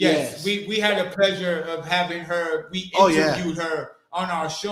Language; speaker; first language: English; native; English